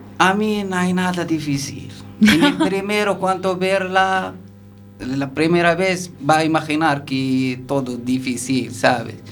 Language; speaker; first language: Spanish; non-native, learner; Arabic